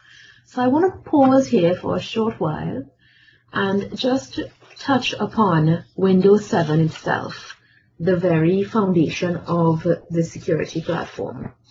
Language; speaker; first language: English; native; English